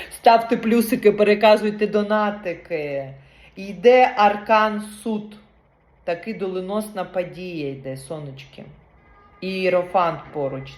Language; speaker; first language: Ukrainian; non-native, local second language; Russian